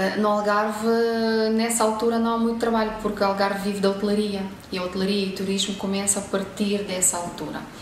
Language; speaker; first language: Portuguese; non-native, fluent; Romanian